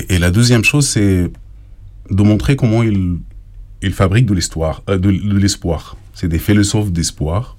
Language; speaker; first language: French; non-native, fluent; Arabic